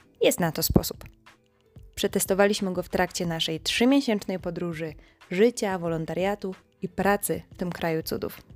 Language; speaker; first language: Polish; native; Polish